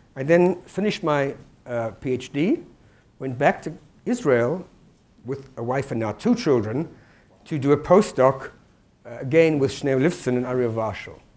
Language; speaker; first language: English; native; English